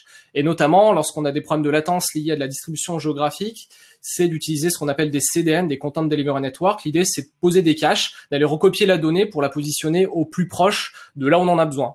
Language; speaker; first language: French; native; French